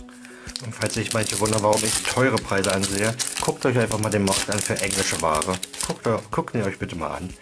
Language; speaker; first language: German; native; German